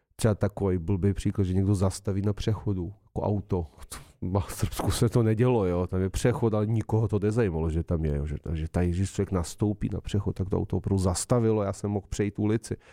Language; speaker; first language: Czech; non-native, fluent; Serbian